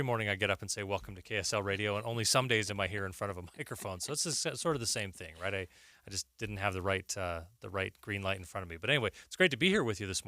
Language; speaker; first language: English; native; English